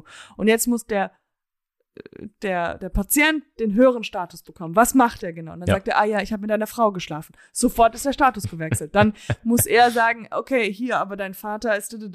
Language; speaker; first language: German; early bilingual, heritage; German